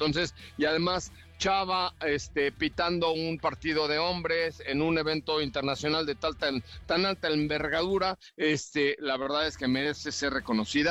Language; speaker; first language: Spanish; native; Spanish